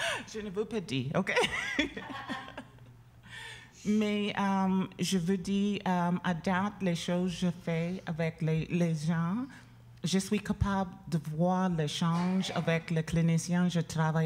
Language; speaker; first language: French; non-native, learner; English